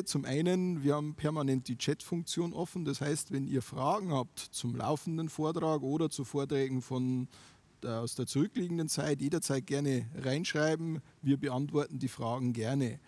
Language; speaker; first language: German; native; German